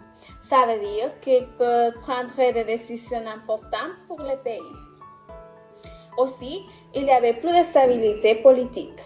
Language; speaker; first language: French; non-native, learner; Spanish